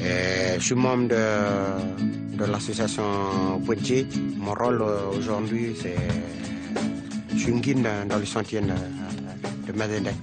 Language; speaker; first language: French; non-native, local second language; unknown